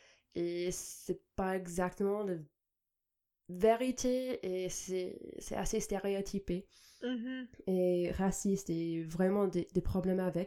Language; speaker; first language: French; non-native, fluent; English